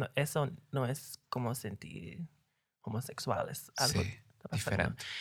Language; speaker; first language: Spanish; early bilingual, heritage; Spanish